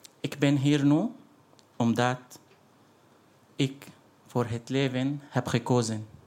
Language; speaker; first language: Dutch; non-native, fluent; Arabic